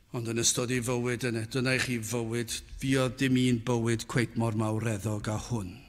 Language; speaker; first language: Welsh; native; Welsh